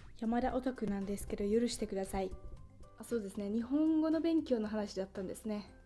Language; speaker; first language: Japanese; non-native, fluent; Finnish